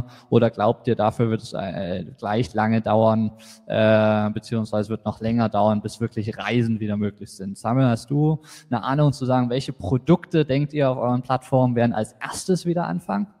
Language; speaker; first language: German; native; German